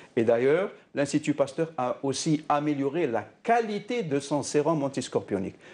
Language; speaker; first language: French; non-native, local second language; Arabic